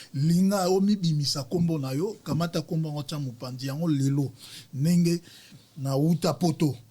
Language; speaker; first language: Lingala; native; Lingala